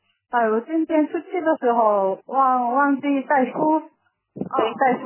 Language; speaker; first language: Chinese; non-native, learner; Korean